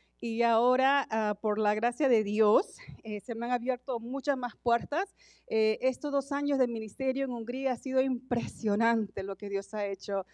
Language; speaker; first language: Spanish; native; Spanish